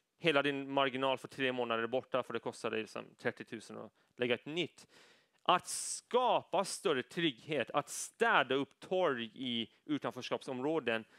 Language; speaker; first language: Swedish; early bilingual, other home language; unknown